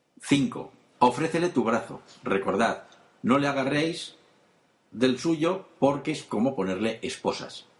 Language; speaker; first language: Spanish; native; Spanish